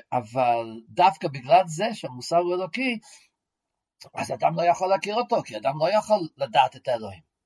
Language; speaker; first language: Hebrew; non-native, fluent; English